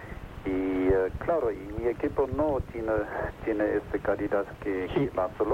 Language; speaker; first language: Spanish; non-native, fluent; German